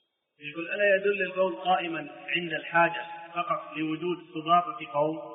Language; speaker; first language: Arabic; native; Arabic